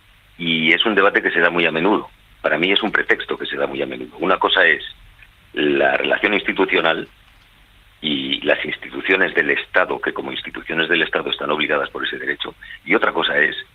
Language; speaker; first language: Spanish; native; Spanish